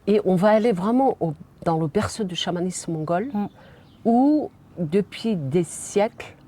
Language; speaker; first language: French; non-native, fluent; Mongolian